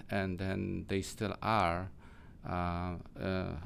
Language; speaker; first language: English; non-native, learner; Polish